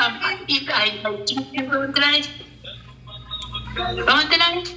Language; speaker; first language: English; non-native, learner; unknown